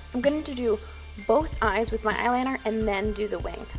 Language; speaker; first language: English; native; English